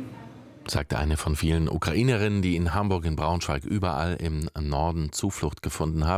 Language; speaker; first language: German; native; German